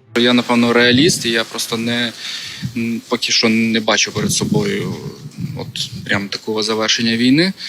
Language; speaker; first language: Ukrainian; non-native, local second language; Russian